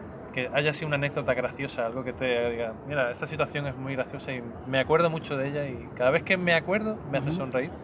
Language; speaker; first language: Spanish; native; Spanish